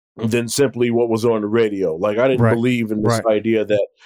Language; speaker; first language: English; native; English